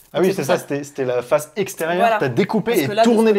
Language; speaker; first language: French; native; French